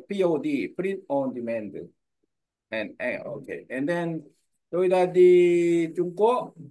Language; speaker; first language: English; non-native, learner; Korean